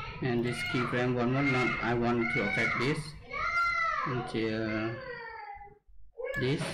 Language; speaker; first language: English; non-native, learner; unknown